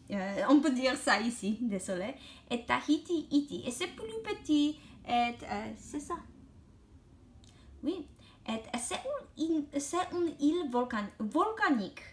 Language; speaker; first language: French; non-native, learner; English